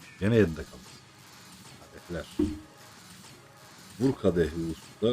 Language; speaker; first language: Turkish; native; Turkish